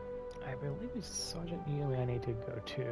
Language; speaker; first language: English; native; English